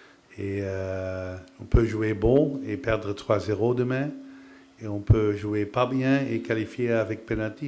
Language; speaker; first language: French; non-native, fluent; Dutch